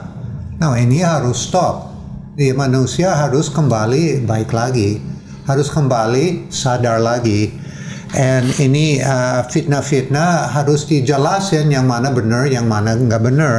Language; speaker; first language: Indonesian; non-native, fluent; English